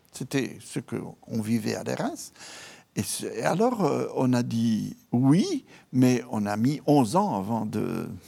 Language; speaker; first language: French; non-native, fluent; Italian